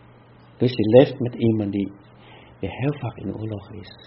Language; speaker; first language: Dutch; non-native, fluent; Vietnamese